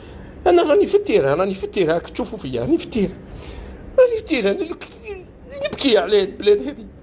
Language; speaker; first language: Arabic; native; Arabic